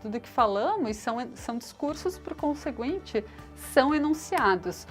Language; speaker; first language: Portuguese; native; Portuguese